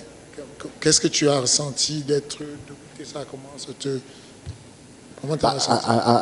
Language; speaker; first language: French; native; French